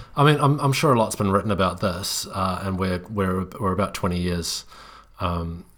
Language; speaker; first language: English; native; English